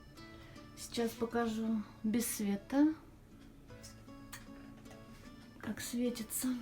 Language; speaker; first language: Russian; native; Russian